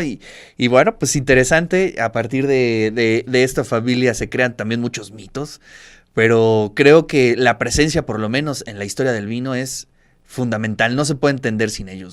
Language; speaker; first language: Spanish; native; Spanish